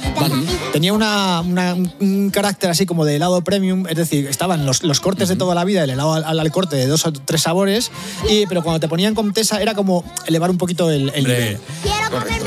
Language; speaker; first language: Spanish; native; Spanish